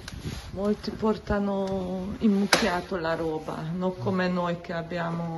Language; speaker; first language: Italian; non-native, learner; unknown